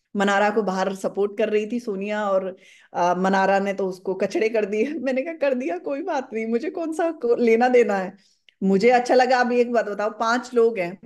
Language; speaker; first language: Hindi; native; Hindi